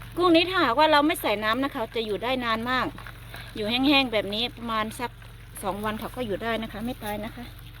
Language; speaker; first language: Thai; native; Thai